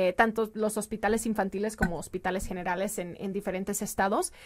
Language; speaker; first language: Spanish; non-native, fluent; English